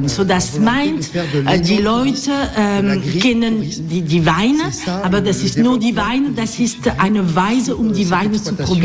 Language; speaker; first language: German; non-native, learner; French